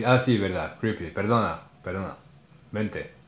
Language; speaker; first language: Spanish; non-native, learner; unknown